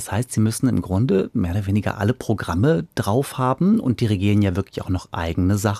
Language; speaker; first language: German; native; German